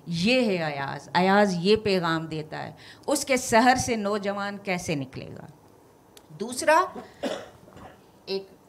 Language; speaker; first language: Urdu; non-native, local second language; Sindhi